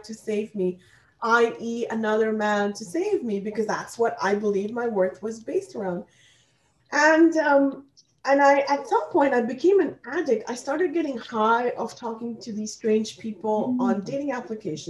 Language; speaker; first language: English; non-native, local second language; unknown